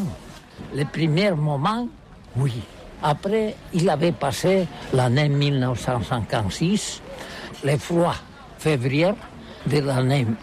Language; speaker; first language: French; non-native, learner; Catalan